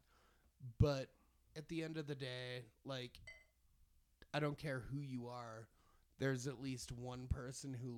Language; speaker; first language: English; native; English